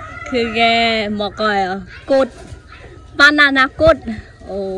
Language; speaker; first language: Korean; non-native, fluent; Khmer